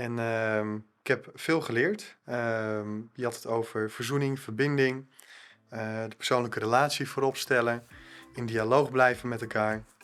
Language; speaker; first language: Dutch; native; Dutch